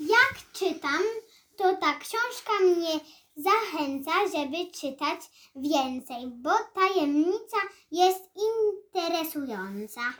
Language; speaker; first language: Polish; early bilingual, heritage; Polish